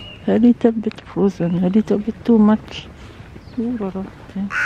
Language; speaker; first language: English; non-native, learner; French